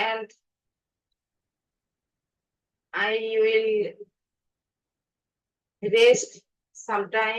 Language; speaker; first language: English; non-native, learner; Bangla